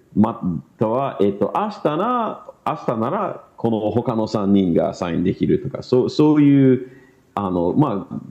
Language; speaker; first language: Japanese; non-native, learner; English